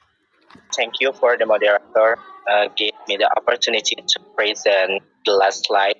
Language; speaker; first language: English; non-native, learner; Indonesian